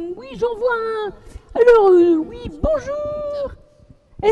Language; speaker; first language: French; native; French